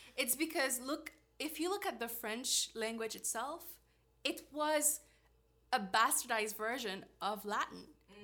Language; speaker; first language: English; non-native, fluent; Haitian Creole